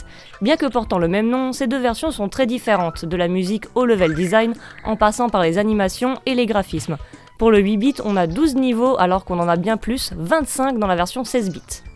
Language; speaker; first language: French; native; French